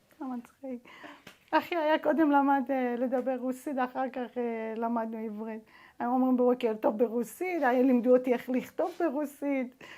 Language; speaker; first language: Hebrew; non-native, fluent; Persian